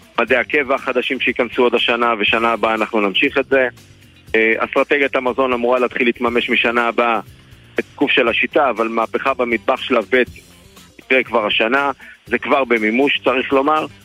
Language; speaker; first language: Hebrew; native; Hebrew